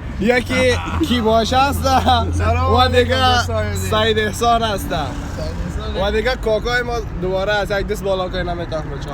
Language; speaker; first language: Persian; native; Persian